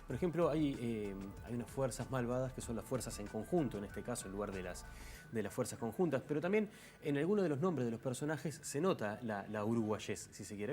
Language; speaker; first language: Spanish; native; Spanish